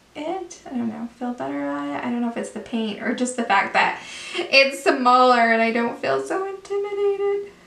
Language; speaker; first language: English; native; English